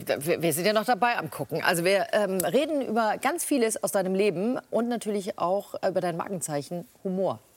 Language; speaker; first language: German; native; German